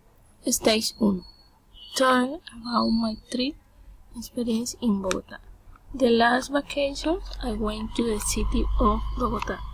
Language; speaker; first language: English; non-native, learner; Spanish